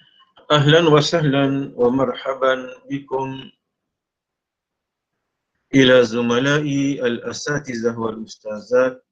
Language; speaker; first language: Arabic; non-native, fluent; Malay